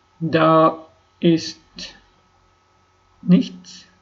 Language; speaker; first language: German; non-native, learner; Ukrainian